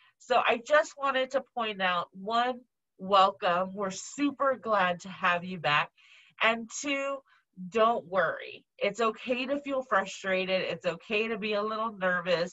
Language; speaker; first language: English; native; English